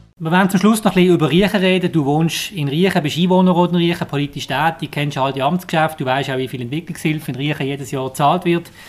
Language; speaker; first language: German; native; German